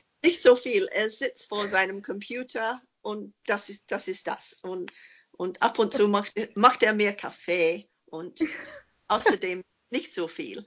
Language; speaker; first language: German; non-native, fluent; English